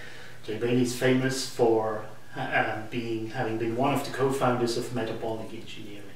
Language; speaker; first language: English; non-native, fluent; German